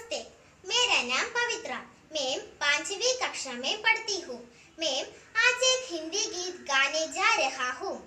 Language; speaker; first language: Hindi; non-native, local second language; Malayalam